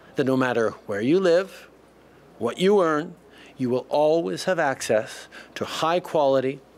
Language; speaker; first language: English; native; English